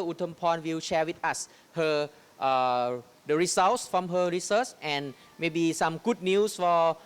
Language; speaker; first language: English; non-native, fluent; Thai